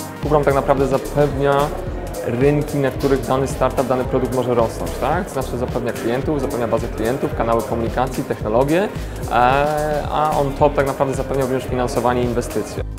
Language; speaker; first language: Polish; native; Polish